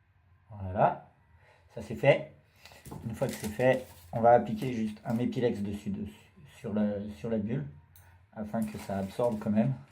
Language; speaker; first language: French; native; French